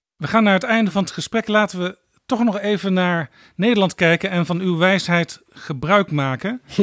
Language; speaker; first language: Dutch; native; Dutch